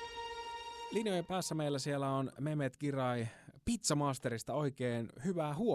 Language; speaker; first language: Finnish; native; Finnish